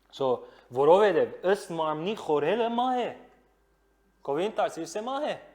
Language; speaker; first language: Armenian; early bilingual, heritage; Armenian